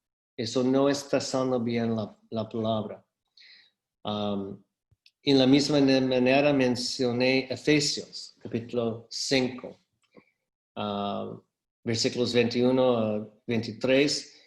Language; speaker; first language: Spanish; non-native, fluent; English